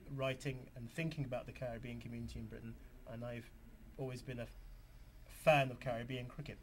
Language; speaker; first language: English; native; English